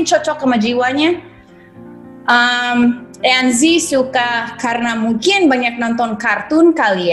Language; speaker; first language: Indonesian; non-native, fluent; English